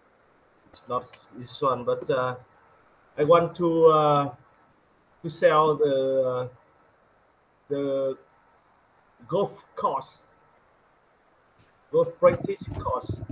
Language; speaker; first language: English; non-native, learner; Vietnamese